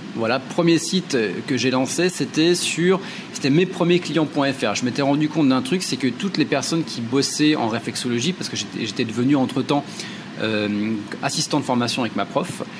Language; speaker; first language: French; native; French